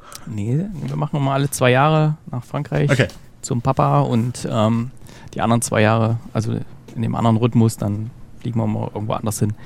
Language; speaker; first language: German; native; German